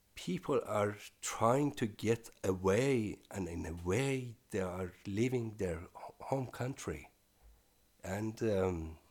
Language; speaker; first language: English; non-native, fluent; Persian